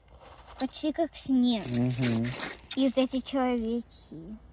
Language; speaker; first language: Russian; early bilingual, heritage; Russian